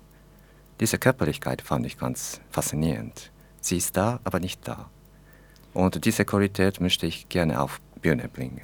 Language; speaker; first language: German; non-native, learner; Japanese